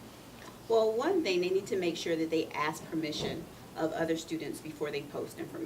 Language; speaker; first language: English; native; English